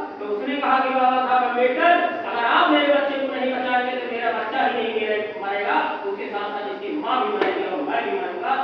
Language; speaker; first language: Hindi; native; Hindi